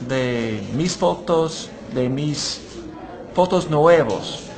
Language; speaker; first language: Spanish; non-native, fluent; English